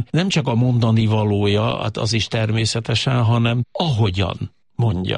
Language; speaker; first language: Hungarian; native; Hungarian